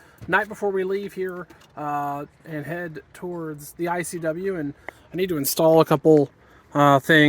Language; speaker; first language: English; native; English